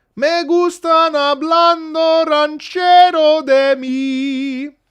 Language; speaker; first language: Spanish; non-native, learner; English